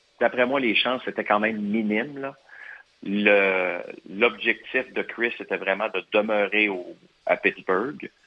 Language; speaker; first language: French; native; French